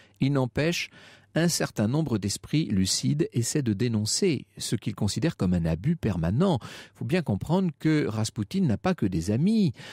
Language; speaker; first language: French; native; French